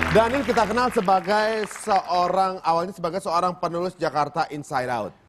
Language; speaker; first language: Indonesian; native; Indonesian